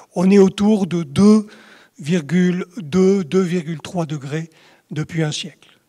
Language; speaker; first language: French; native; French